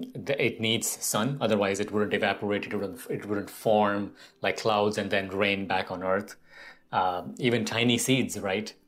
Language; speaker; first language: English; non-native, local second language; Gujarati